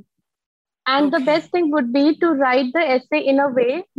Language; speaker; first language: English; non-native, local second language; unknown